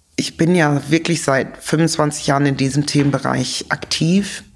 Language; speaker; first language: German; native; German